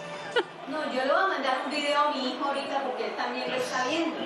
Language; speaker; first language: Spanish; native; Spanish